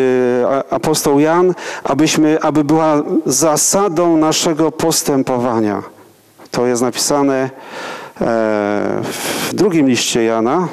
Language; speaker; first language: Polish; native; Polish